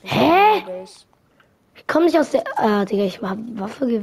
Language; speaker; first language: German; native; German